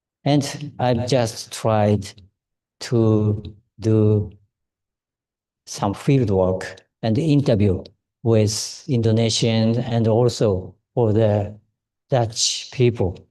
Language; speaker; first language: English; non-native, fluent; Japanese